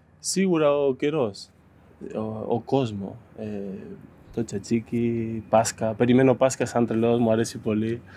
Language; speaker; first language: Greek; non-native, fluent; Spanish